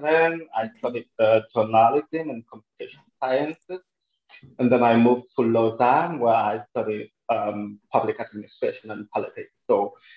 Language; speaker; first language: English; non-native, local second language; French